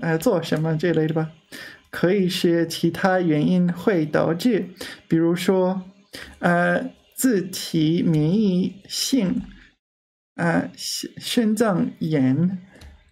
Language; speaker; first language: Chinese; non-native, learner; English